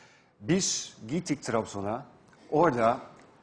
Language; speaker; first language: Turkish; non-native, fluent; Dutch